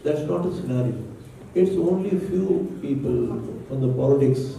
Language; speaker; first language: English; non-native, local second language; Marathi